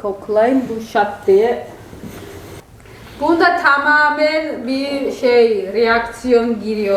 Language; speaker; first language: Turkish; non-native, fluent; Georgian